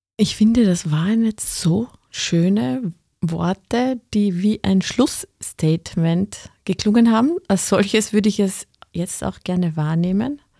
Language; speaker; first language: German; native; German